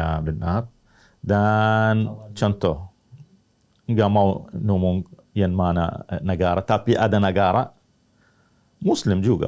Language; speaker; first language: Indonesian; non-native, learner; Arabic